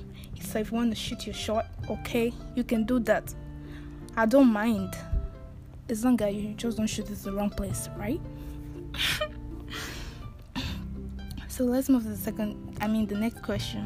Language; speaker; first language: English; non-native, local second language; Yoruba